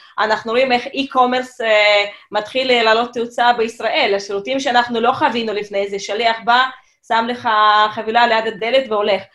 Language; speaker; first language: Hebrew; non-native, fluent; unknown